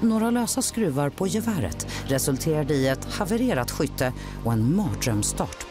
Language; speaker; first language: Swedish; native; Swedish